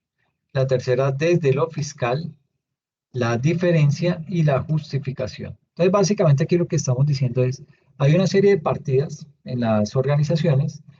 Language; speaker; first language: Spanish; native; Spanish